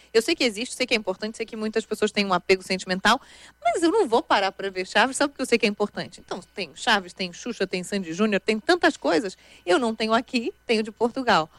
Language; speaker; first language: Portuguese; native; Portuguese